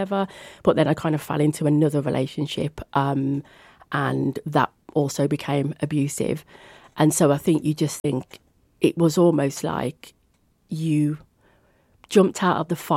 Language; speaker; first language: English; native; English